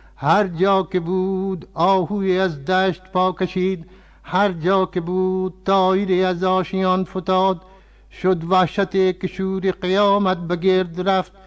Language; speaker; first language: Persian; non-native, fluent; Urdu